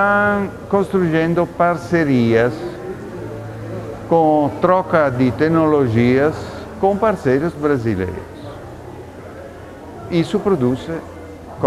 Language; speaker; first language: Portuguese; non-native, fluent; Italian